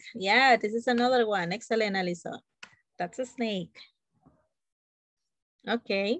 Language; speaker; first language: English; non-native, learner; Spanish